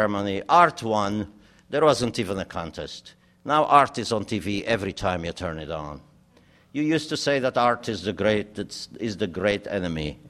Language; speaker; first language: English; non-native, fluent; German